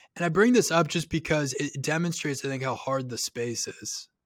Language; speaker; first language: English; native; English